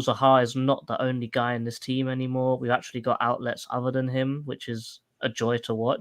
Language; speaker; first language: English; native; English